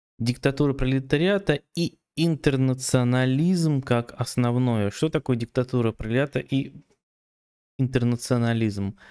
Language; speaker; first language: Russian; native; Russian